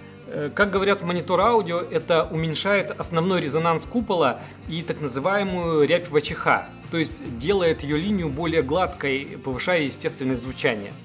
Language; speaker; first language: Russian; native; Russian